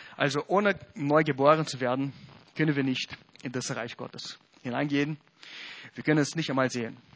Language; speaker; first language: German; non-native, fluent; Portuguese